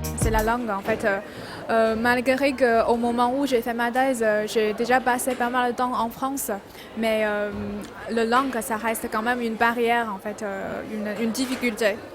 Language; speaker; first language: French; non-native, fluent; Chinese